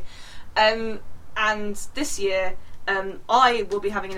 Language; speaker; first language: English; native; English